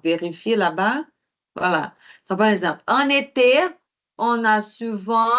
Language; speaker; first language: French; non-native, fluent; Portuguese